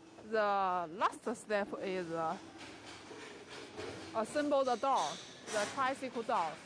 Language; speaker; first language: English; non-native, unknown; Chinese